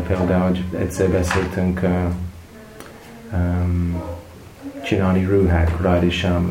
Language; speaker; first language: Hungarian; non-native, learner; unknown